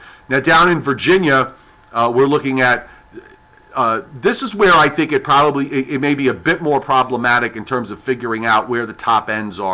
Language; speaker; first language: English; native; English